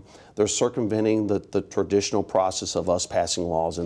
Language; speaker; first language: English; native; English